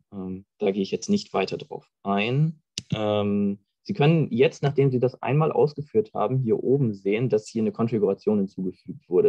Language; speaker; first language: German; native; German